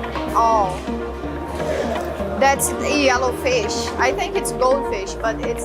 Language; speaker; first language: English; non-native, learner; Portuguese